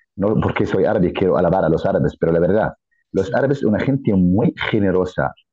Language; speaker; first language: Spanish; non-native, fluent; Arabic